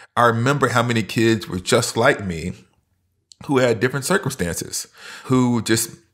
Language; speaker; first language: English; native; English